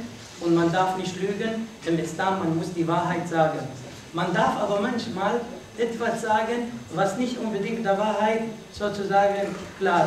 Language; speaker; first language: German; non-native, fluent; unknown